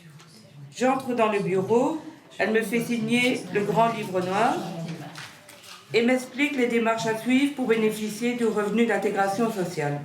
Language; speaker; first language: French; native; French